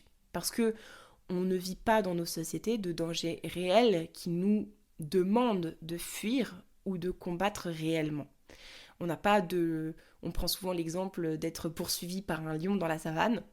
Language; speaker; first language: French; native; French